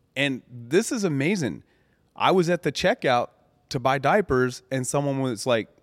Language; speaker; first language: English; native; English